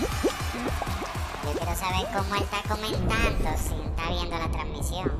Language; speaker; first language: Spanish; native; Spanish